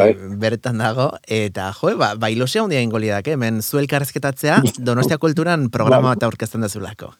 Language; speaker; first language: Basque; native; Basque